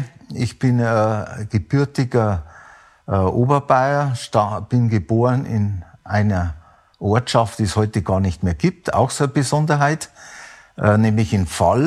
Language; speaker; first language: German; native; German